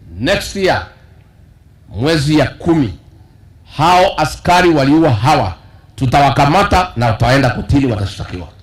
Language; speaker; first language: Swahili; non-native, local second language; Kikuyu